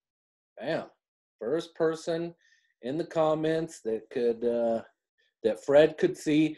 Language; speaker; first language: English; native; English